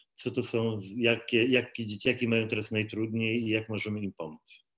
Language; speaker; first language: Polish; native; Polish